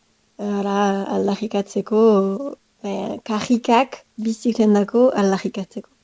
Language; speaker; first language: Basque; non-native, local second language; French